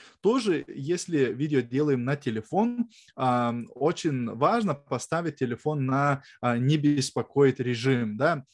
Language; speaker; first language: Russian; non-native, fluent; Lithuanian